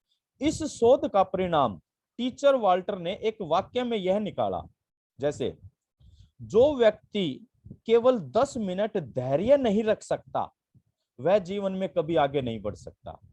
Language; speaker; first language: Hindi; native; Hindi